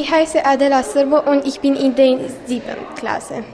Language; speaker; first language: German; non-native, local second language; Romanian